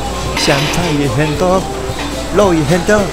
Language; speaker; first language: Chinese; non-native, fluent; Japanese